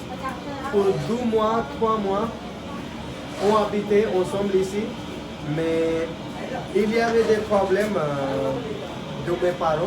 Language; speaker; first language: French; non-native, learner; Hindi